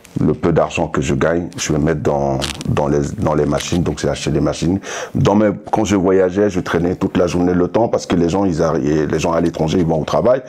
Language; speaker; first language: French; non-native, local second language; Sango